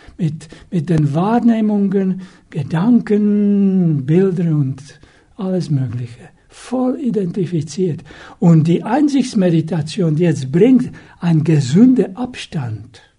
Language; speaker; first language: German; non-native, fluent; Czech